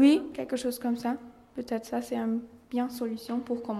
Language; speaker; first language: French; non-native, learner; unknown